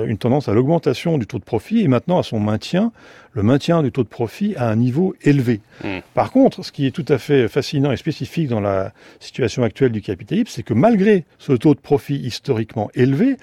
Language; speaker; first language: French; native; French